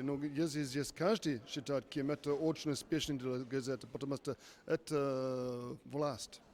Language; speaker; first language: Russian; non-native, learner; English